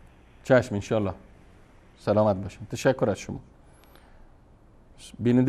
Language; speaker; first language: Persian; native; Persian